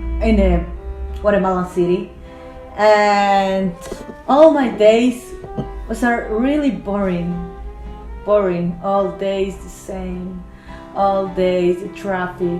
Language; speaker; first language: English; non-native, learner; Spanish